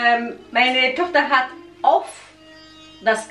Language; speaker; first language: German; non-native, learner; Central Kurdish